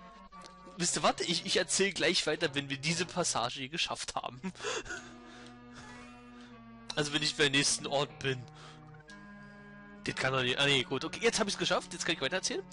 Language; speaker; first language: German; native; German